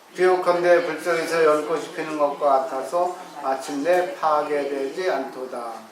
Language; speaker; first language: Korean; native; Korean